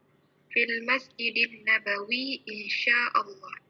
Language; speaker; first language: Arabic; non-native, fluent; Indonesian